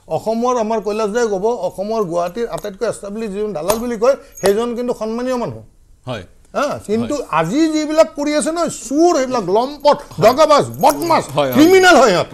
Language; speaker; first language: Assamese; native; Assamese